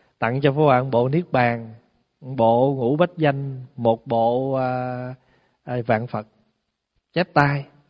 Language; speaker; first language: Vietnamese; early bilingual, heritage; Vietnamese